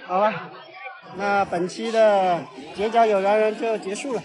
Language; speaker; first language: Chinese; native; Chinese